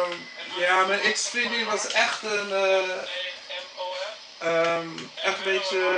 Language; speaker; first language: Dutch; non-native, fluent; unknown